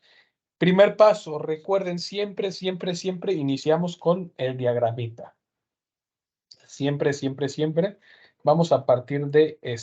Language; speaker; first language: Spanish; native; Spanish